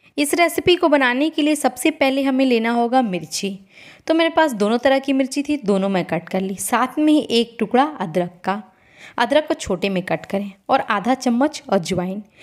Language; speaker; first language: Hindi; native; Hindi